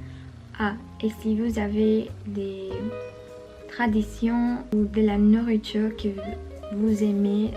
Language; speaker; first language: French; non-native, learner; Spanish